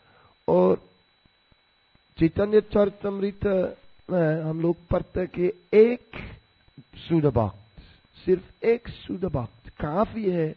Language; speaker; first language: Hindi; non-native, fluent; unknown